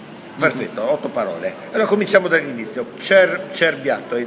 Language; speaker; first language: Italian; native; Italian